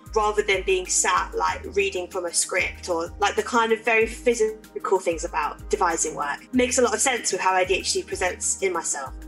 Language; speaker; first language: English; native; English